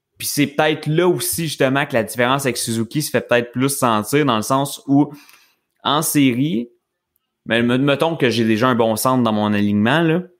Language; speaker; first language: French; native; French